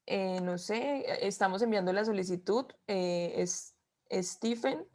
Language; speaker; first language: Spanish; native; Spanish